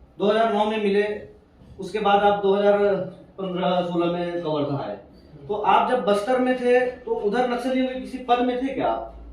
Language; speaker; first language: Hindi; native; Hindi